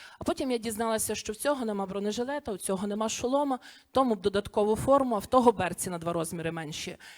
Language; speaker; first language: Ukrainian; native; Ukrainian